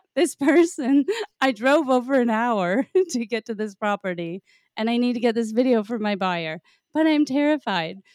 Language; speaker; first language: English; native; English